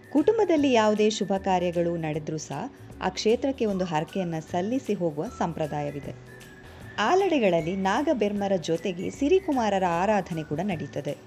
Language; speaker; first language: Kannada; non-native, local second language; Tulu